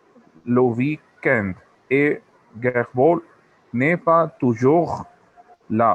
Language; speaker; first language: French; non-native, learner; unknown